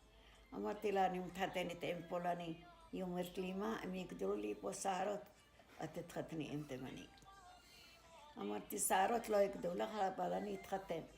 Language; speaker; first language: Hebrew; non-native, fluent; Arabic